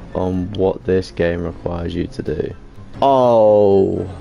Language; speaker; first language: English; native; English